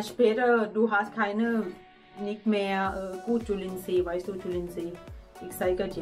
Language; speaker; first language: German; non-native, learner; Thai